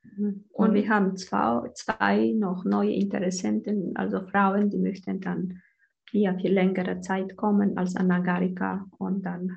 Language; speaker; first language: German; non-native, fluent; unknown